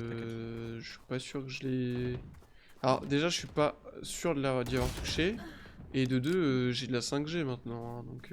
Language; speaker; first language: French; native; French